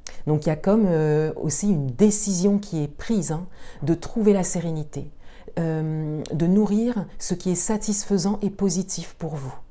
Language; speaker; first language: French; native; French